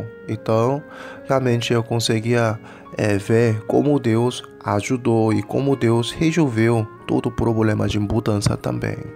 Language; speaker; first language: Portuguese; non-native, fluent; Korean